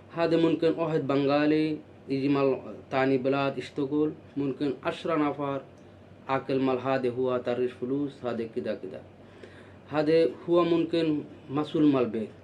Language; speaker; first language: Arabic; non-native, learner; Bangla